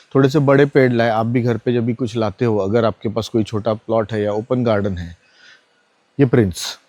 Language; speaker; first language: Hindi; non-native, local second language; Marathi